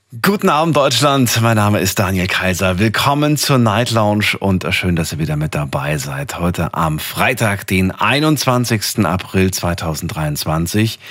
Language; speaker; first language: German; native; German